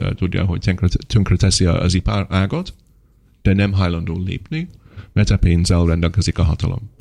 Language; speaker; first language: Hungarian; non-native, fluent; English